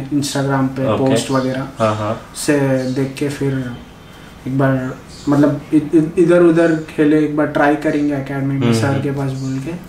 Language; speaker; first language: Hindi; non-native, local second language; Urdu